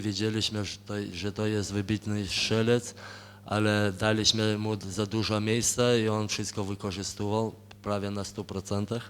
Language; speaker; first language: Polish; non-native, fluent; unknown